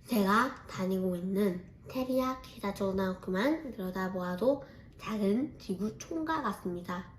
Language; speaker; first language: Korean; early bilingual, heritage; Korean